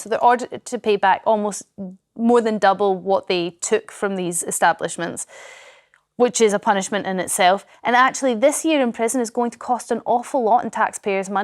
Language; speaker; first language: English; native; English